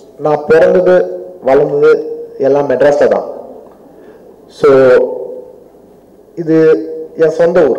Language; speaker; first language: Tamil; non-native, local second language; Telugu